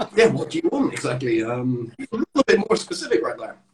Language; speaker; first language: English; native; English